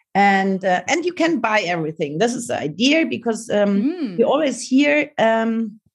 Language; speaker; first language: English; non-native, learner; German